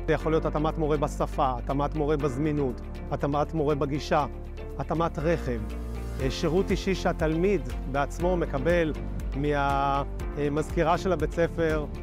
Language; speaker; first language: Hebrew; native; Hebrew